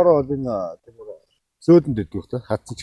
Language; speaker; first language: Mongolian; native; Mongolian